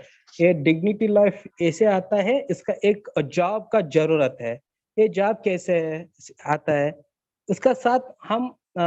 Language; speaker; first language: Hindi; non-native, learner; Kannada